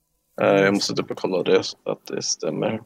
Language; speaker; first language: Swedish; non-native, fluent; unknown